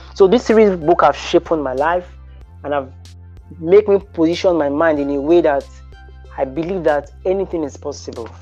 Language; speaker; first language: English; non-native, local second language; Bini